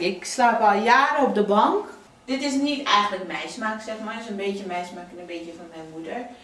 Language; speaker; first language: Dutch; early bilingual, other home language; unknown